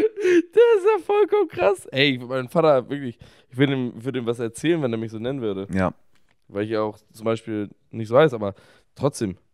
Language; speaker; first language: German; native; German